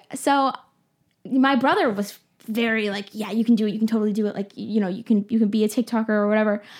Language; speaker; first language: English; native; English